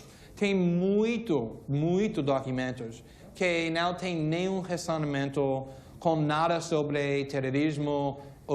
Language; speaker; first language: Portuguese; non-native, fluent; English